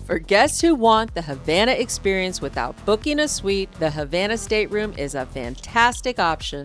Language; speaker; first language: English; native; English